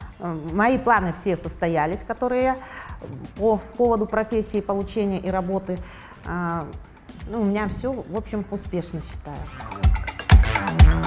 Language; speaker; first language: Russian; native; Russian